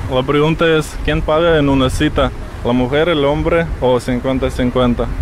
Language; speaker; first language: Spanish; non-native, fluent; Russian